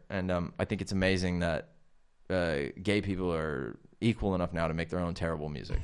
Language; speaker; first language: English; native; English